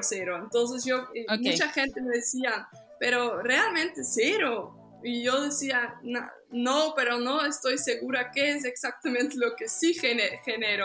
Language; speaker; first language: Spanish; non-native, fluent; Dutch